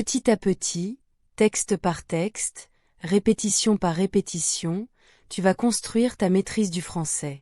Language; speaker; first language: French; non-native, fluent; Portuguese